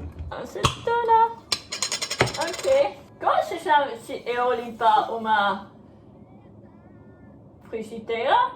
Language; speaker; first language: Portuguese; non-native, learner; German